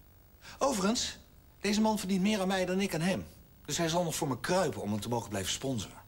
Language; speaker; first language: Dutch; native; Dutch